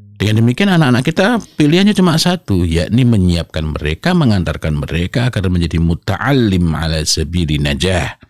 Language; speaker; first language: Indonesian; native; Indonesian